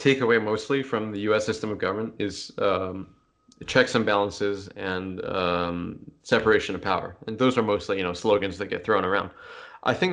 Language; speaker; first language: English; non-native, fluent; French